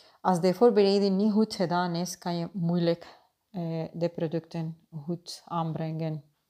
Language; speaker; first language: Dutch; non-native, fluent; Spanish